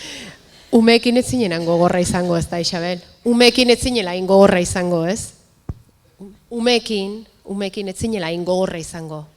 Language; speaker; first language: Basque; native; Basque